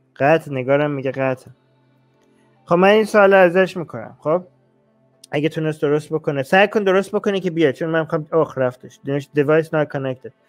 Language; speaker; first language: Persian; native; Persian